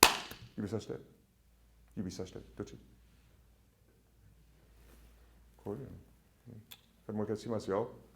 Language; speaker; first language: Japanese; non-native, fluent; English